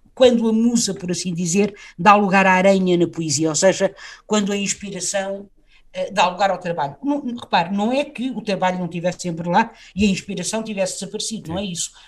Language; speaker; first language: Portuguese; native; Portuguese